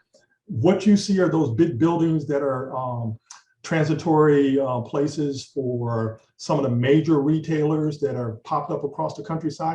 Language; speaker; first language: English; native; English